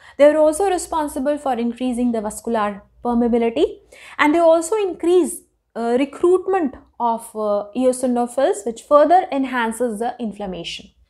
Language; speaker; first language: English; non-native, local second language; Hindi